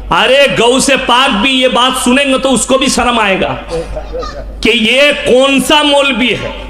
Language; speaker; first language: Urdu; non-native, local second language; Bangla